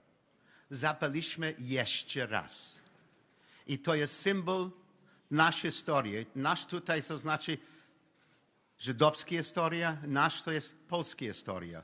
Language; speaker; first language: Polish; non-native, learner; English